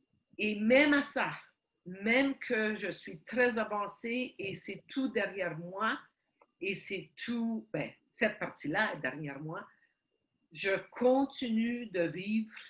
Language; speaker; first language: French; early bilingual, heritage; Ukrainian